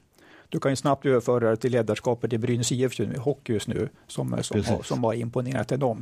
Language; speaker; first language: Swedish; native; Swedish